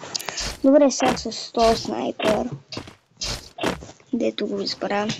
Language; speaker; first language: Bulgarian; native; Bulgarian